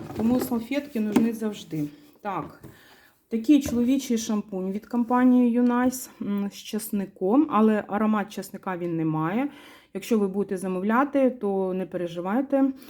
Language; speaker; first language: Ukrainian; non-native, local second language; Russian